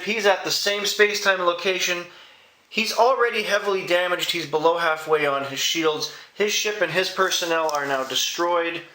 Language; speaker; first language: English; native; English